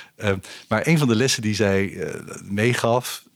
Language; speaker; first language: Dutch; native; Dutch